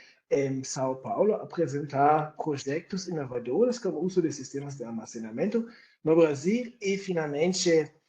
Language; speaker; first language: Portuguese; non-native, fluent; German